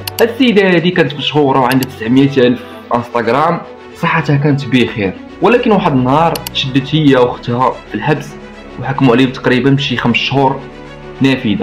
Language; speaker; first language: Arabic; native; Arabic